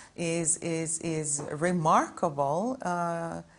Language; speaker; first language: English; non-native, fluent; Norwegian